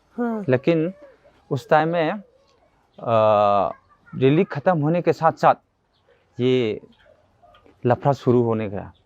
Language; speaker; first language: Hindi; non-native, local second language; Manipuri